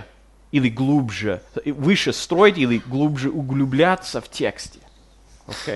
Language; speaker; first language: Russian; non-native, fluent; English